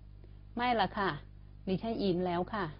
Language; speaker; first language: Thai; non-native, fluent; Chinese